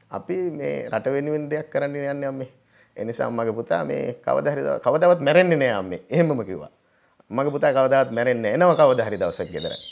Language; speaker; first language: Sinhala; native; Sinhala